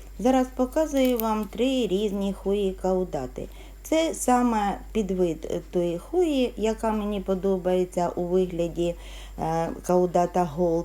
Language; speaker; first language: Ukrainian; native; Ukrainian